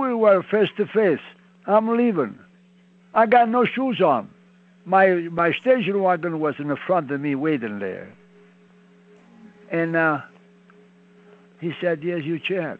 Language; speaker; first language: English; non-native, learner; Italian